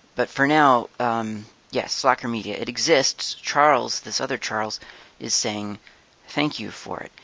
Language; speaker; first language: English; native; English